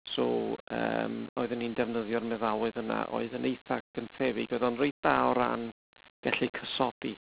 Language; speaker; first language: Welsh; non-native, fluent; English